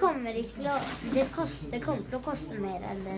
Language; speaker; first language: Norwegian; early bilingual, other home language; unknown